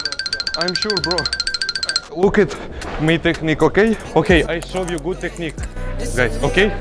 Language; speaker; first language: English; non-native, learner; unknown